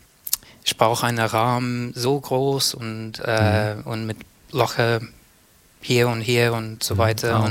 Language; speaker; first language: German; non-native, learner; English